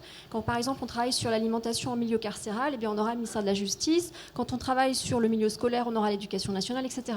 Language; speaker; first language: French; native; French